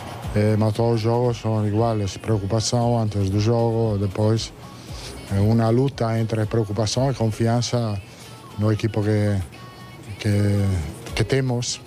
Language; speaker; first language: Portuguese; non-native, fluent; Italian